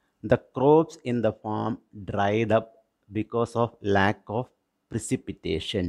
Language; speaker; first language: English; non-native, local second language; Malayalam